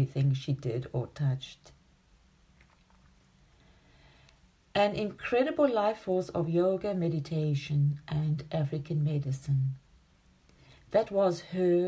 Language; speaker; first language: English; native; English